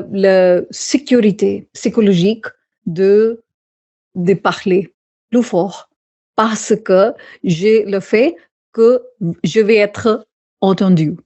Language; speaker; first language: French; non-native, fluent; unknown